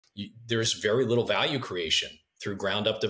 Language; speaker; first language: English; native; English